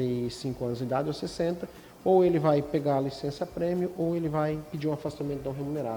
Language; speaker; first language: Portuguese; native; Portuguese